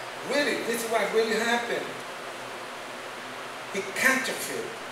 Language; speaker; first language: English; non-native, fluent; Spanish